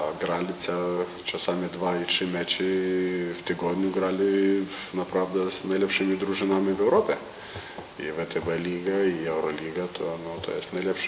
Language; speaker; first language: Polish; non-native, learner; Lithuanian